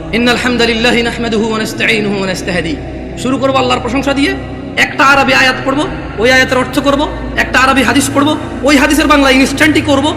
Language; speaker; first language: Bangla; early bilingual, heritage; Bangla